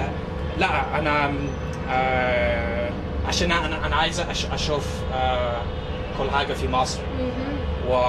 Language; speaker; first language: Arabic; non-native, learner; English